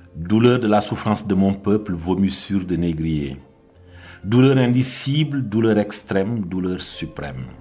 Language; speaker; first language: French; non-native, local second language; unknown